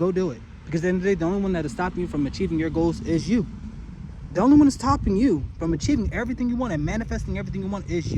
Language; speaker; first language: English; native; English